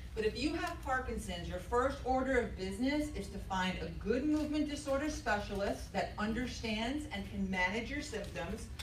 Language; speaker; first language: English; native; English